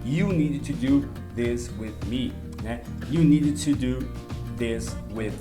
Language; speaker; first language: English; non-native, learner; Portuguese